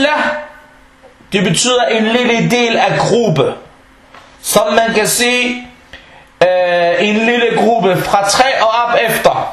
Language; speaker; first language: Danish; non-native, local second language; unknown